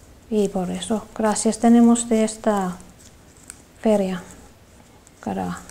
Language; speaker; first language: Spanish; non-native, learner; Finnish